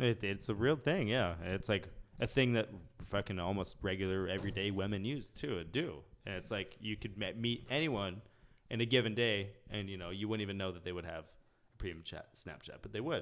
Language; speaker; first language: English; early bilingual, other home language; French